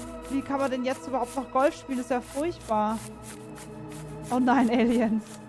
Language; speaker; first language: German; native; German